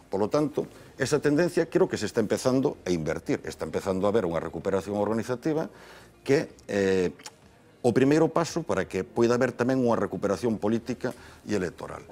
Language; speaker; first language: Galician; native; Galician